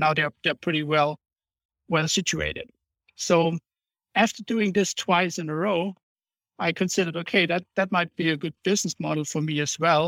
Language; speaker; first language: English; non-native, fluent; German